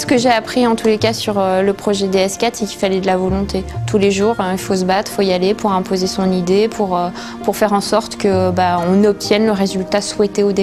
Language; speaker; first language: French; native; French